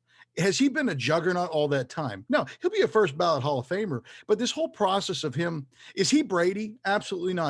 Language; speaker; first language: English; native; English